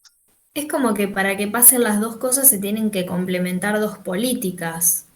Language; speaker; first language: Spanish; native; Spanish